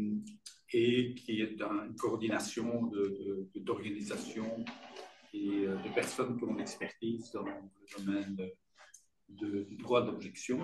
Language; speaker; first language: French; native; French